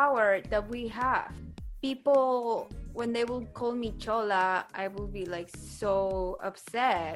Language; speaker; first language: English; non-native, fluent; Spanish